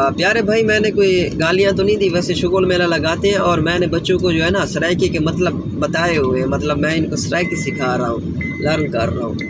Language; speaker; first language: Urdu; non-native, local second language; Saraiki